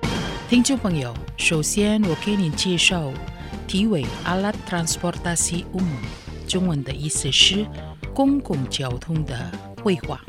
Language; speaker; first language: Chinese; early bilingual, heritage; Chinese